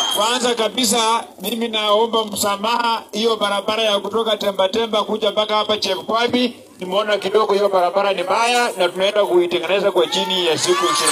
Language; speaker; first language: Swahili; non-native, local second language; Luyia